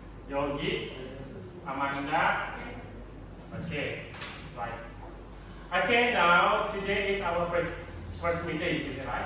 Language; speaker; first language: English; non-native, learner; Indonesian